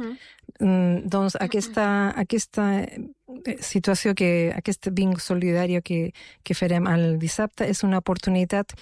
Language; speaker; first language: Catalan; non-native, fluent; Spanish